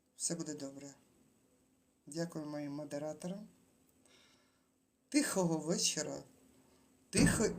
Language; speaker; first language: Ukrainian; native; Ukrainian